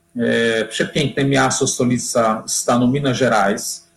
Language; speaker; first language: Polish; non-native, fluent; Portuguese